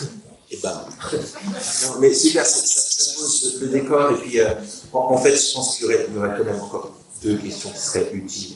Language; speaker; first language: French; native; French